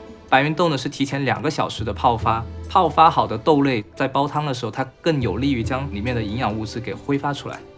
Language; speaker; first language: Chinese; native; Chinese